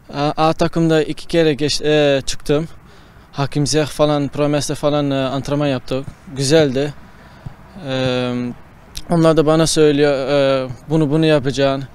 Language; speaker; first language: Turkish; early bilingual, heritage; Turkish